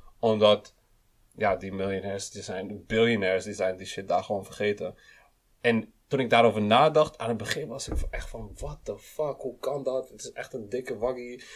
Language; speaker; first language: Dutch; early bilingual, other home language; Kinyarwanda